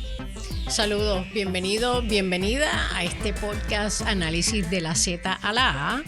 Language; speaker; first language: Spanish; native; Spanish